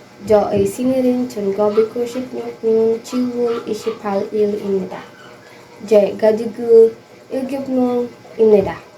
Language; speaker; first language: Korean; non-native, learner; Filipino